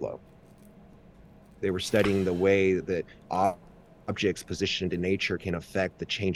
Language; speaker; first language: English; early bilingual, other home language; Chinese